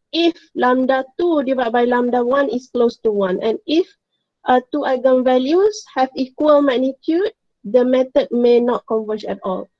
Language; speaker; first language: English; non-native, local second language; Malay